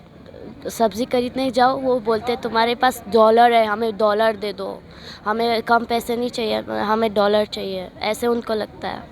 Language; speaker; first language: Hindi; non-native, fluent; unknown